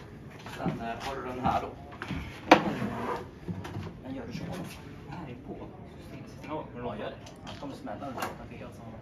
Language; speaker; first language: Swedish; native; Swedish